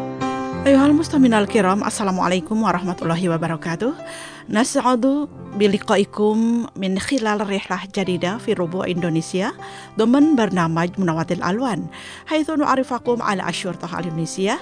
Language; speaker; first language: Arabic; non-native, fluent; Indonesian